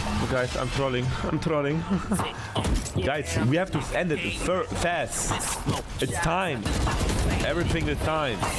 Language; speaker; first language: English; non-native, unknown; German